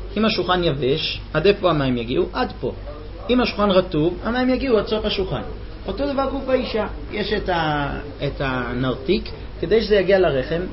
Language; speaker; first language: Hebrew; non-native, fluent; English